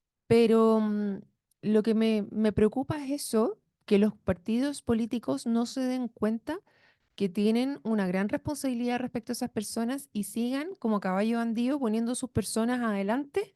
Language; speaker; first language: Spanish; native; Spanish